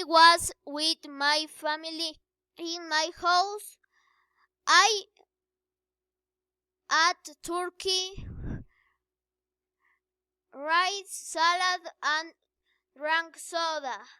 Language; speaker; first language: English; non-native, learner; Spanish